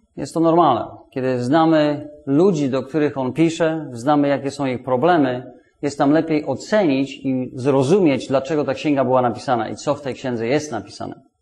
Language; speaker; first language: Polish; non-native, fluent; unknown